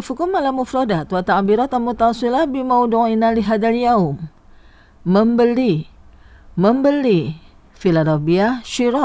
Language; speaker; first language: Arabic; non-native, fluent; Indonesian